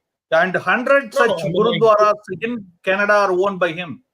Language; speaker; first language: English; non-native, local second language; Hindi